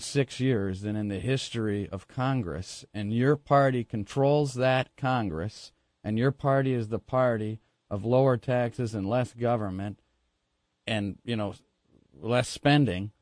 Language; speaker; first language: English; native; English